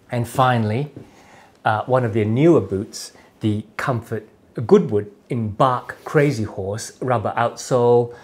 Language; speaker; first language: English; native; English